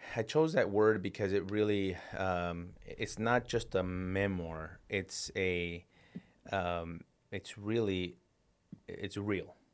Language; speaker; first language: English; early bilingual, other home language; Spanish